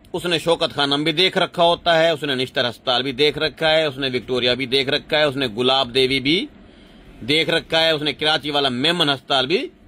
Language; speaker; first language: Urdu; non-native, local second language; Punjabi